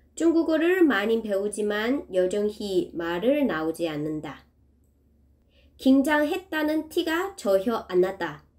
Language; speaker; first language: Korean; non-native, fluent; Chinese